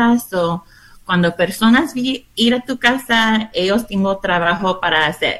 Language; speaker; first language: Spanish; non-native, learner; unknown